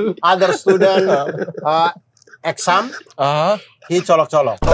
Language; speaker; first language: English; non-native, learner; Indonesian